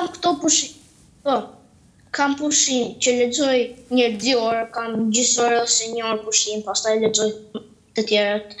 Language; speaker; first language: Albanian; early bilingual, heritage; Albanian